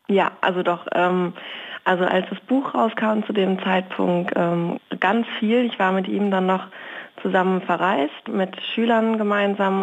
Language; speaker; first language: German; native; German